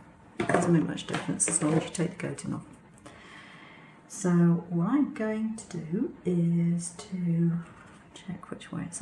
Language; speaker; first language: English; native; English